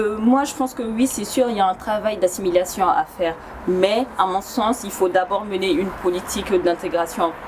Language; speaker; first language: French; non-native, local second language; Bambara